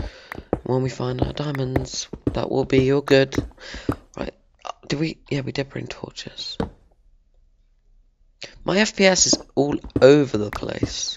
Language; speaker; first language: English; native; English